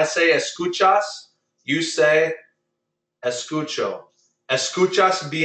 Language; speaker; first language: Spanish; non-native, fluent; English